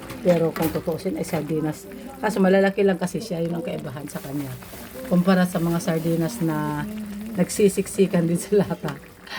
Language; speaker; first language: Filipino; non-native, local second language; Hiligaynon